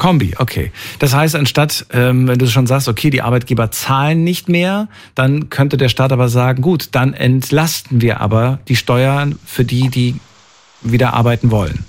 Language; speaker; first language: German; native; German